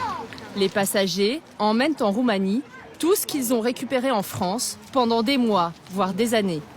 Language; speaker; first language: French; native; French